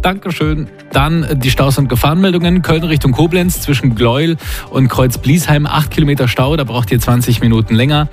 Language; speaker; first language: German; native; German